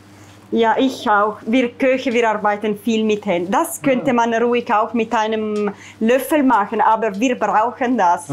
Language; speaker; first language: German; non-native, fluent; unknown